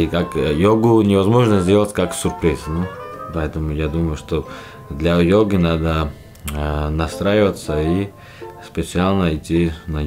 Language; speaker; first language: Russian; non-native, learner; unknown